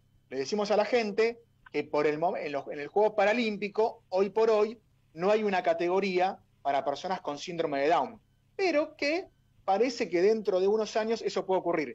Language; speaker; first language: Spanish; native; Spanish